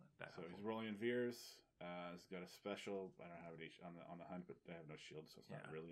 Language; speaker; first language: English; native; English